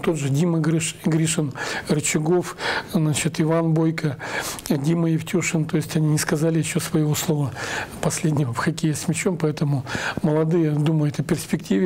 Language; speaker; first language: Russian; native; Russian